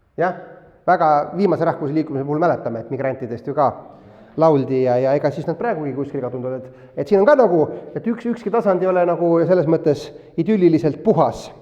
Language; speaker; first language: Estonian; native; Estonian